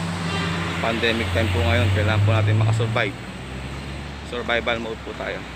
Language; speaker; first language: Filipino; native; Filipino